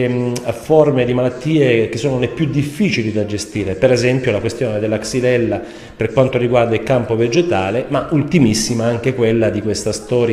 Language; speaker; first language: Italian; native; Italian